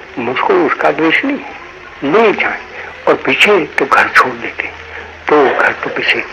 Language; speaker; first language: Hindi; non-native, local second language; Gujarati